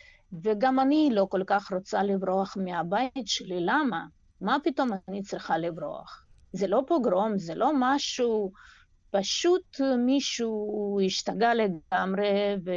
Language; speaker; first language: Hebrew; non-native, fluent; Russian